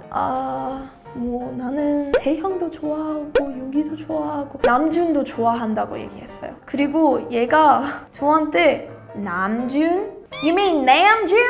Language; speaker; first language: Korean; non-native, learner; English